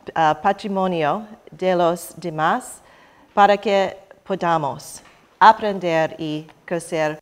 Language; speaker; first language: Spanish; non-native, learner; English